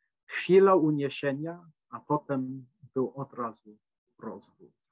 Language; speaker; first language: Polish; non-native, fluent; English